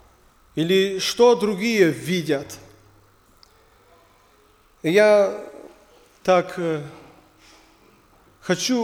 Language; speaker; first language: Russian; non-native, learner; German